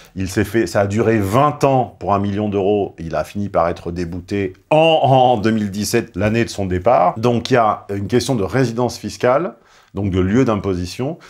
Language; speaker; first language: French; native; French